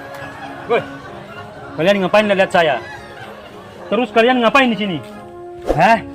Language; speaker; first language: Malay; non-native, local second language; Buginese